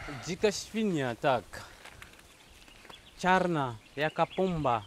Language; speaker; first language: Polish; non-native, learner; Swahili